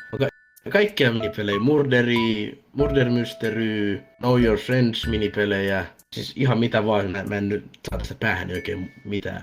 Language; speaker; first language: Finnish; native; Finnish